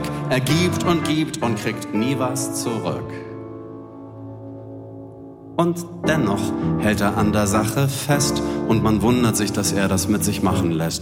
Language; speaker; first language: German; native; German